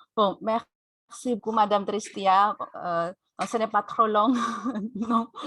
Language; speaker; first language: French; non-native, fluent; Indonesian